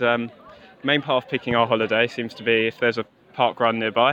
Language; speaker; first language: English; native; English